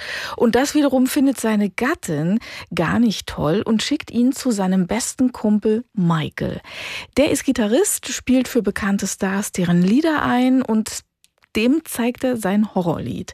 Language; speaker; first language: German; native; German